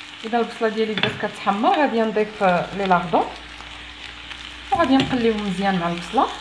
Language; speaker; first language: Arabic; native; Arabic